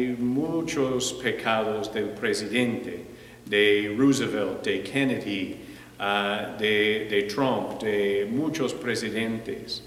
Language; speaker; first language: Spanish; non-native, fluent; English